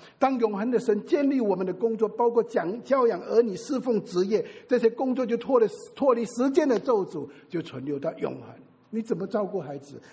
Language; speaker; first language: Chinese; native; Chinese